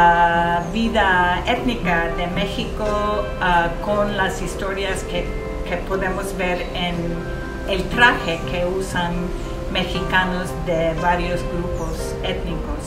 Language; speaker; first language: Spanish; early bilingual, heritage; English